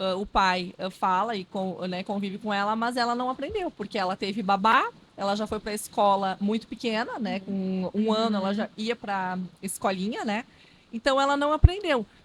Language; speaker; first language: Portuguese; non-native, local second language; Low German